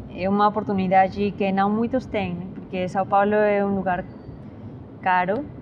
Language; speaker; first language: Portuguese; non-native, fluent; Spanish